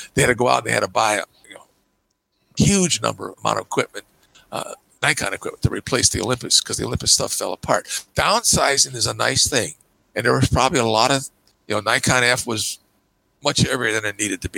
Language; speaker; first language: English; native; English